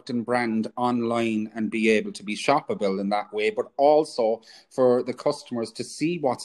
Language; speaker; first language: English; native; English